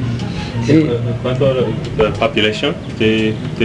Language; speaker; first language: Spanish; non-native, learner; English